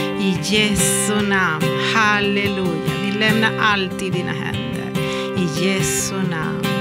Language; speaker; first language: Swedish; non-native, learner; Spanish